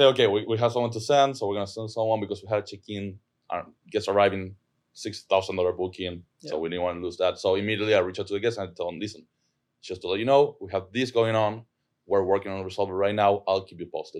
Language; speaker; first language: English; non-native, fluent; Spanish